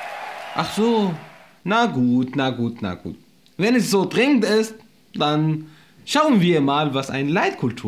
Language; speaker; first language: German; non-native, fluent; Arabic